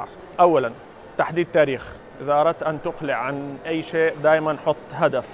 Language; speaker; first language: Arabic; native; Arabic